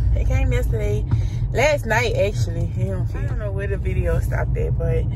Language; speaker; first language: English; native; English